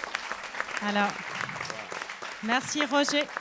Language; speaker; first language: French; native; French